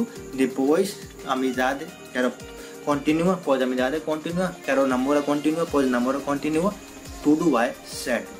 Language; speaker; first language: Portuguese; non-native, learner; Hindi